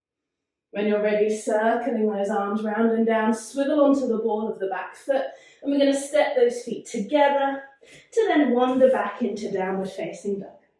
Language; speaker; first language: English; native; English